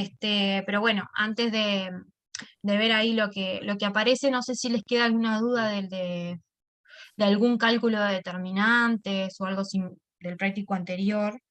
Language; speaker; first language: Spanish; native; Spanish